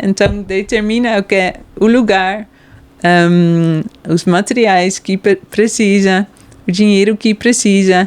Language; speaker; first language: Portuguese; non-native, fluent; Dutch